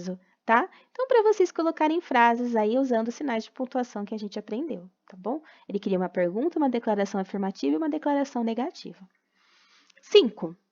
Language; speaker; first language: Portuguese; native; Portuguese